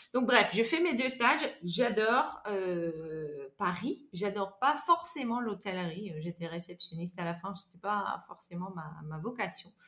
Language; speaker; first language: French; non-native, fluent; Dutch